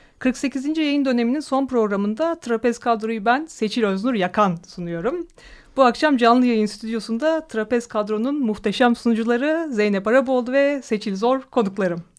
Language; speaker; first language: Turkish; native; Turkish